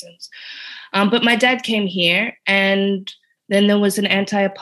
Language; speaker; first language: English; native; English